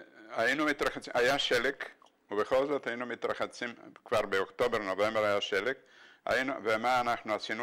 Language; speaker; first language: Hebrew; non-native, fluent; Bulgarian